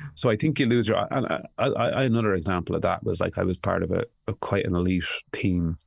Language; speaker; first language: English; native; English